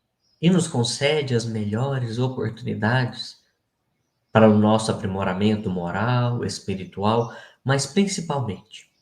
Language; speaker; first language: Portuguese; native; Portuguese